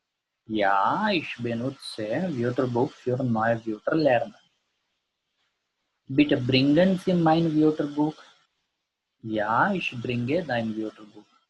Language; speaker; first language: German; non-native, learner; Gujarati